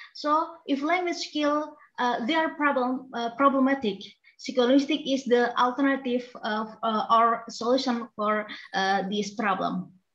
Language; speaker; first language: English; non-native, learner; Indonesian